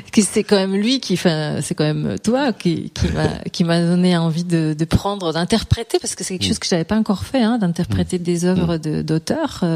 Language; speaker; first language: French; non-native, fluent; Spanish